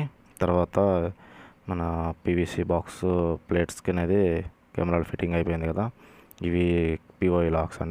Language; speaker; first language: Telugu; native; Telugu